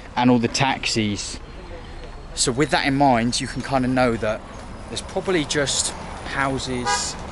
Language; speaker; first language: English; native; English